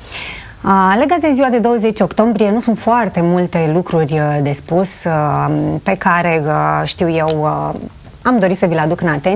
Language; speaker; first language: Romanian; native; Romanian